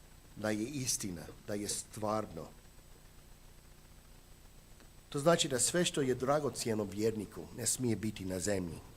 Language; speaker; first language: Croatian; non-native, fluent; English